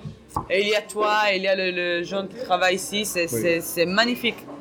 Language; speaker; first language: French; non-native, learner; Hebrew